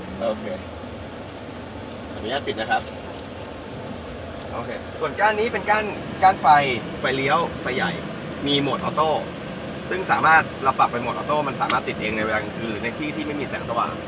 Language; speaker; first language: Thai; native; Thai